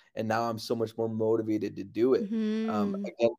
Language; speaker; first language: English; native; English